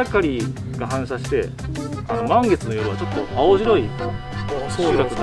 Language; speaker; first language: Japanese; native; Japanese